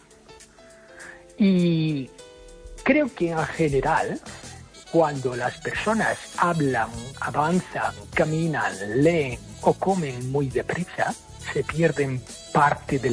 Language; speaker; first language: Spanish; non-native, fluent; English